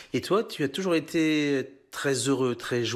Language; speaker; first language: French; native; French